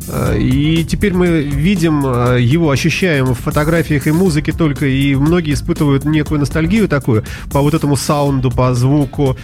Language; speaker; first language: Russian; native; Russian